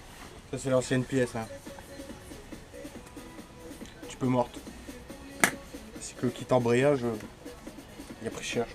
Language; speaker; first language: French; native; French